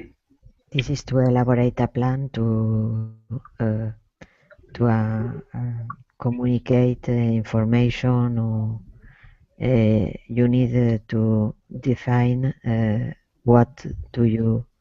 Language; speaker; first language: English; non-native, learner; Spanish